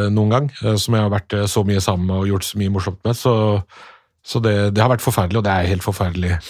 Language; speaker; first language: Norwegian; early bilingual, other home language; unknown